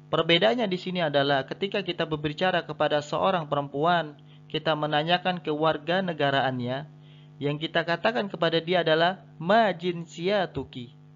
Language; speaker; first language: Indonesian; native; Indonesian